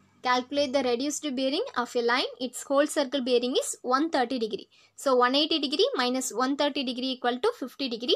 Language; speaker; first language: English; non-native, local second language; Tamil